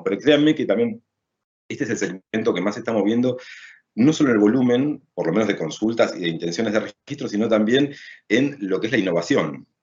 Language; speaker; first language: Spanish; native; Spanish